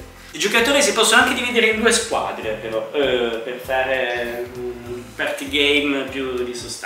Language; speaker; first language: Italian; native; Italian